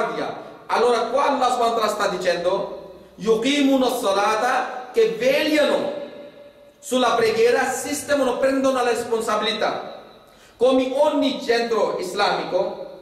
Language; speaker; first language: Italian; non-native, fluent; Urdu